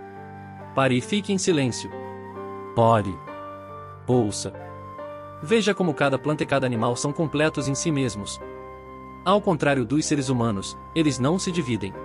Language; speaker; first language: Portuguese; native; Portuguese